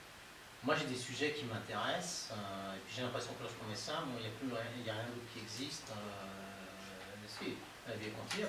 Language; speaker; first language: French; native; French